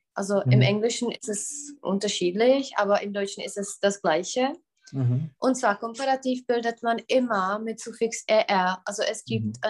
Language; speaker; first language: German; non-native, fluent; Czech